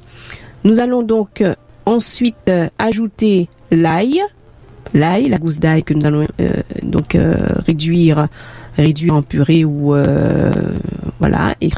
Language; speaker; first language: French; native; French